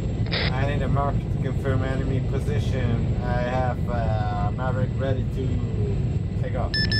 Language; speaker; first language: English; non-native, learner; Spanish